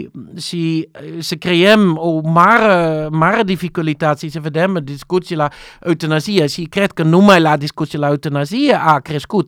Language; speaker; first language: Romanian; non-native, learner; Dutch